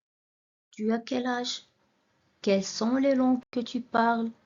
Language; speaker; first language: French; non-native, local second language; Arabic